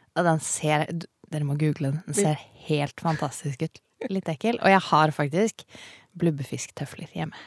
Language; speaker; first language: Norwegian; native; Norwegian